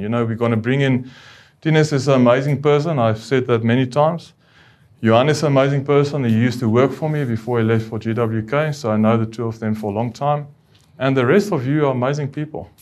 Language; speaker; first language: English; non-native, local second language; Afrikaans